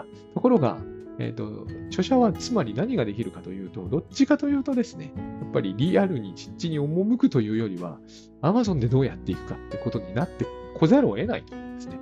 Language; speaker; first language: Japanese; native; Japanese